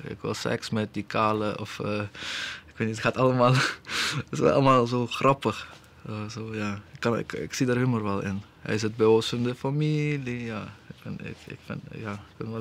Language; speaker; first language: Dutch; early bilingual, other home language; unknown